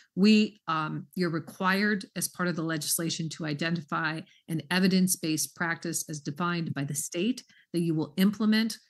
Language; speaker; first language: English; native; English